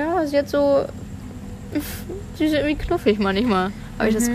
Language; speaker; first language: German; native; German